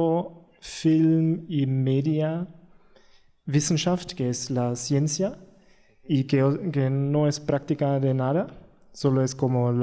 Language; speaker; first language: Spanish; non-native, learner; German